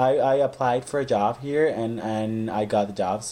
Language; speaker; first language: English; non-native, fluent; Spanish